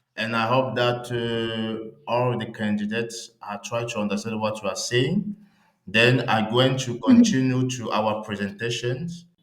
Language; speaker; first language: English; non-native, local second language; French